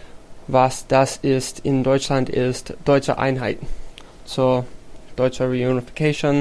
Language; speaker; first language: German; non-native, learner; English